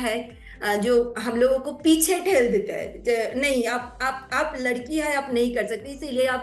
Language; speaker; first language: Hindi; non-native, local second language; Bangla